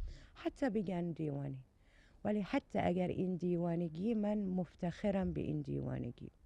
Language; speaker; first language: Persian; non-native, learner; Arabic